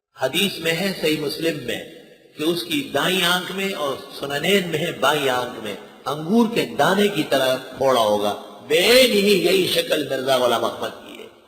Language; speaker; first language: Urdu; non-native, local second language; Pashto